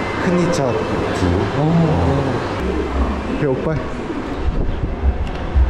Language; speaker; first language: Thai; non-native, learner; Korean